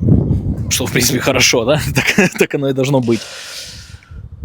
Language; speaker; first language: Russian; native; Russian